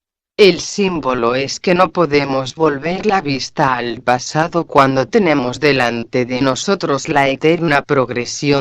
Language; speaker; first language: Spanish; native; Spanish